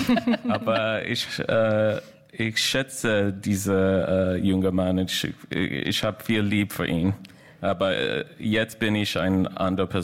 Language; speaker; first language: German; non-native, learner; English